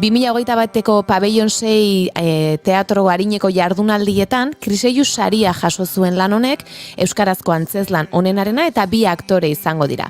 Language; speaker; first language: Basque; native; Basque